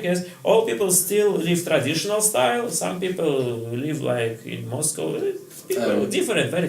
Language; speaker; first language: English; non-native, learner; Russian